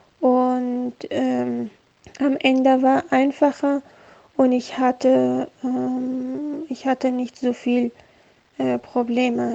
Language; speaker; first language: German; non-native, learner; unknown